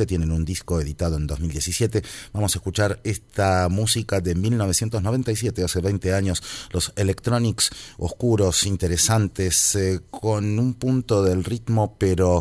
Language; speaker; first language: Spanish; native; Spanish